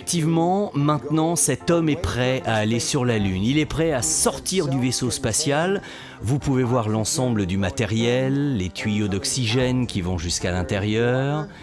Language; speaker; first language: French; native; French